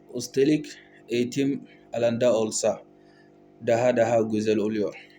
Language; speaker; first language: Turkish; non-native, learner; Bambara